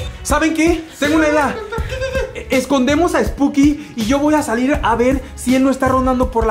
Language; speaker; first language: Spanish; native; Spanish